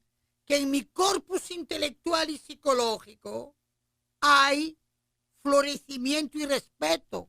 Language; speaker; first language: Spanish; native; Spanish